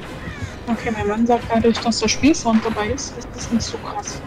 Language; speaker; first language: German; native; German